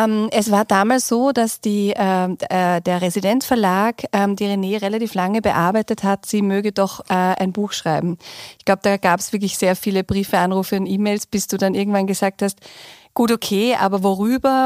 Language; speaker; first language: German; native; German